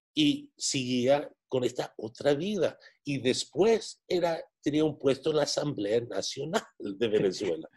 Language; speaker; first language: Spanish; non-native, fluent; English